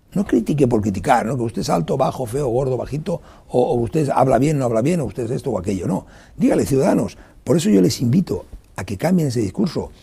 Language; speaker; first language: Spanish; non-native, local second language; Catalan